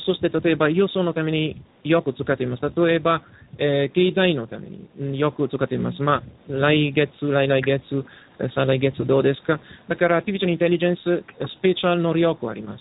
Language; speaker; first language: Japanese; non-native, learner; Italian